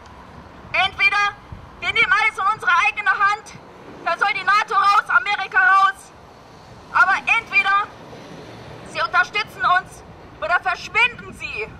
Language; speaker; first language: German; early bilingual, other home language; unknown